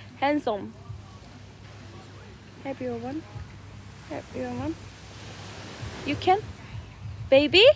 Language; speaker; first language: English; non-native, learner; Korean